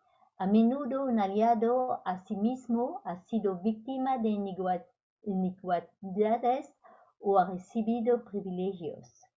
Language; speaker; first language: Spanish; non-native, fluent; French